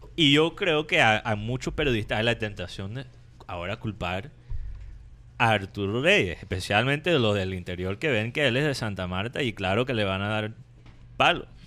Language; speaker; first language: Spanish; non-native, fluent; English